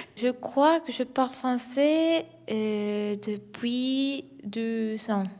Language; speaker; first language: French; non-native, learner; Spanish